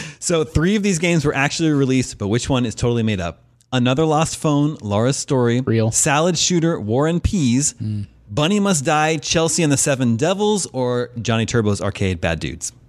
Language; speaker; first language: English; native; English